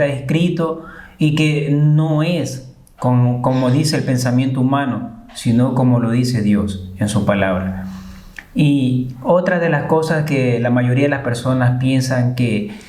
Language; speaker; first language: Spanish; native; Spanish